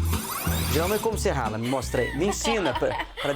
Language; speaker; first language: Portuguese; native; Portuguese